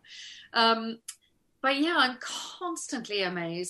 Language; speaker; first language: English; native; English